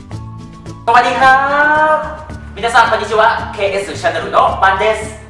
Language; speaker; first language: Japanese; non-native, fluent; Thai